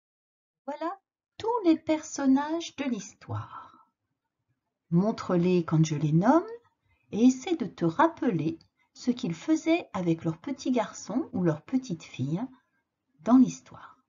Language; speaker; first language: French; native; French